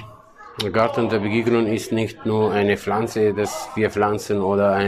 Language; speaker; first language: German; non-native, learner; Kurdish